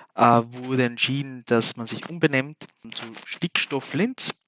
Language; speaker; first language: German; native; German